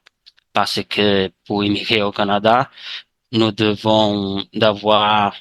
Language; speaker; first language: French; non-native, learner; Portuguese